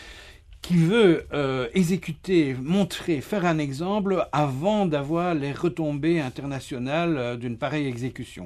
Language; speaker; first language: French; native; French